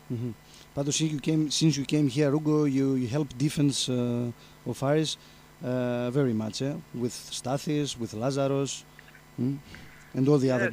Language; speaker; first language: English; non-native, fluent; Greek